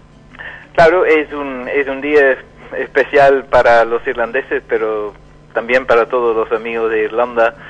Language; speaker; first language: Spanish; non-native, fluent; English